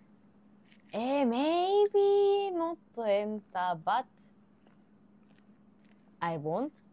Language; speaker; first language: English; non-native, learner; Japanese